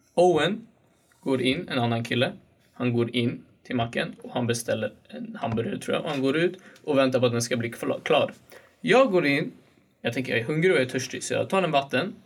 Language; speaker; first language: Swedish; early bilingual, other home language; Kurdish